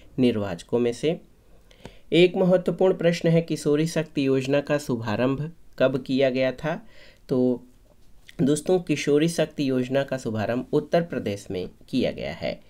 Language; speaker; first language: Hindi; native; Hindi